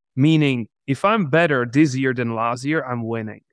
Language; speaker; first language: English; non-native, fluent; Czech